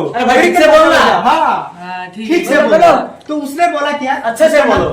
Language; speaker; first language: Hindi; non-native, local second language; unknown